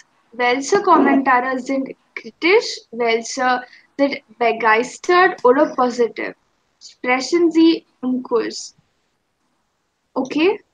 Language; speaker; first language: German; non-native, fluent; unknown